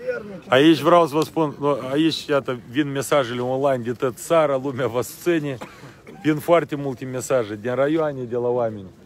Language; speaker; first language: Romanian; non-native, local second language; Russian